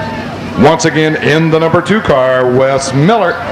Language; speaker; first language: English; native; English